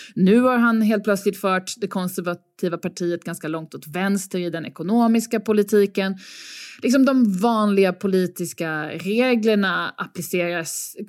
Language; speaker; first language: Swedish; native; Swedish